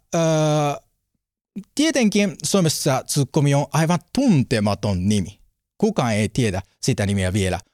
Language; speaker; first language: Finnish; non-native, learner; Japanese